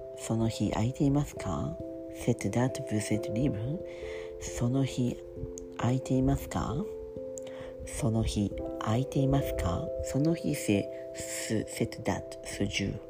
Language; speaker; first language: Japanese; non-native, learner; French